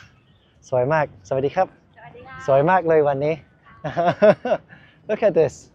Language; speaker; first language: Thai; non-native, learner; English